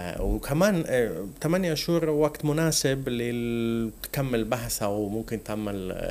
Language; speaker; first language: Arabic; non-native, fluent; Italian